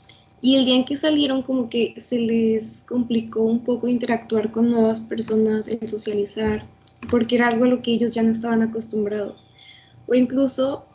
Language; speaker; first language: Spanish; native; Spanish